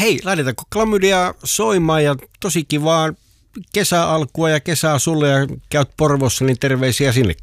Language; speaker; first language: Finnish; native; Finnish